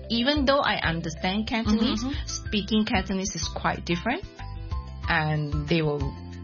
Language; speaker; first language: English; non-native, local second language; Min Nan Chinese